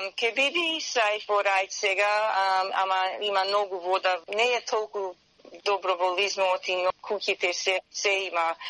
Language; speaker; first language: Macedonian; early bilingual, heritage; Macedonian